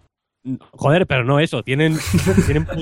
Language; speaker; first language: Spanish; native; Spanish